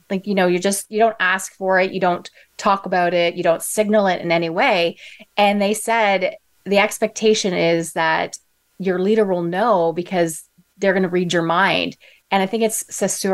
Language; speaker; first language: English; native; English